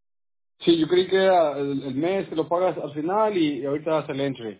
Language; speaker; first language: Spanish; native; Spanish